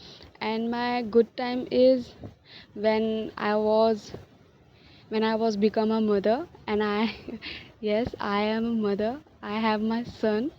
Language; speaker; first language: English; non-native, learner; Hindi